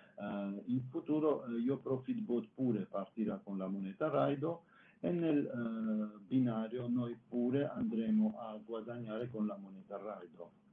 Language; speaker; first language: Italian; non-native, fluent; Armenian